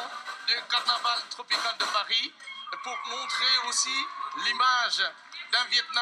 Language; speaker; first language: French; non-native, fluent; Vietnamese